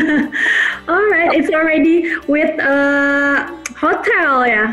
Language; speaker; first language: English; non-native, local second language; Indonesian